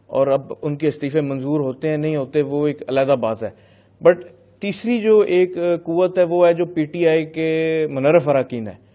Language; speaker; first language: Urdu; non-native, local second language; Punjabi